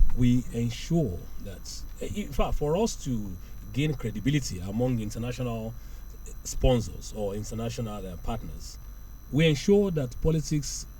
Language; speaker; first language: English; non-native, local second language; Yoruba